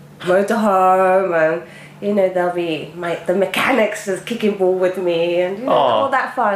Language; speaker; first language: English; native; English